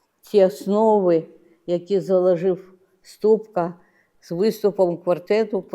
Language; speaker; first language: Ukrainian; non-native, local second language; Russian